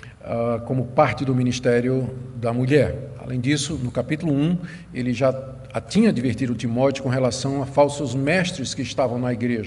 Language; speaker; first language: Portuguese; native; Portuguese